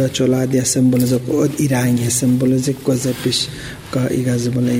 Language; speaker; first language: Hungarian; non-native, learner; Tibetan